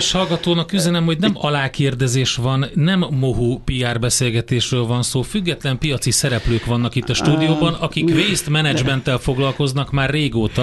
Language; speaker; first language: Hungarian; native; Hungarian